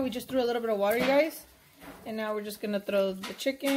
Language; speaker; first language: English; early bilingual, other home language; Spanish